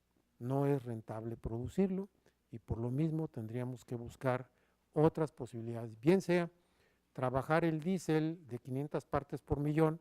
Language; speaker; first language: Spanish; native; Spanish